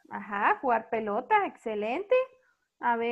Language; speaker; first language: Spanish; native; Spanish